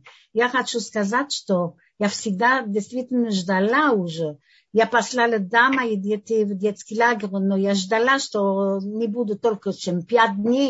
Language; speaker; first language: Russian; non-native, fluent; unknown